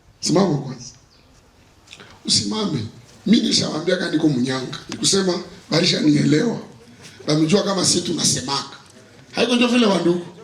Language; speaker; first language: Swahili; non-native, local second language; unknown